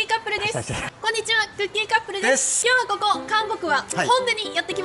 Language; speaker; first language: Japanese; native; Japanese